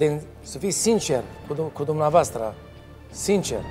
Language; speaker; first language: Romanian; non-native, fluent; Hebrew